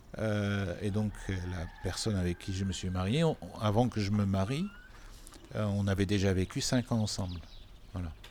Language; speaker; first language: French; non-native, local second language; Arabic